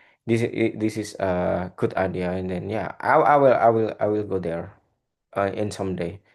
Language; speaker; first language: English; non-native, learner; Indonesian